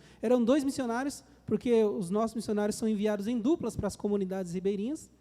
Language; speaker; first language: Portuguese; native; Portuguese